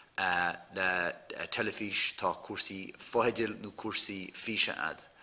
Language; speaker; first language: Irish; native; Irish